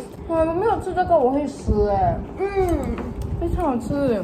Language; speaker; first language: Chinese; non-native, local second language; English